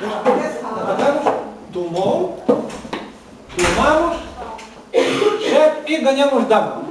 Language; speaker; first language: Portuguese; non-native, learner; Ukrainian